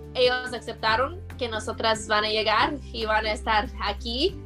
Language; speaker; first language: Spanish; early bilingual, heritage; Spanish